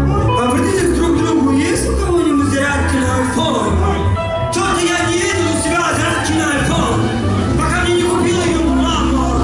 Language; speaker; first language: Russian; native; Russian